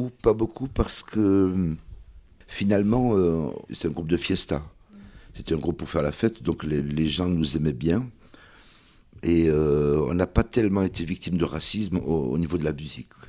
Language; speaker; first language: French; early bilingual, other home language; Kabyle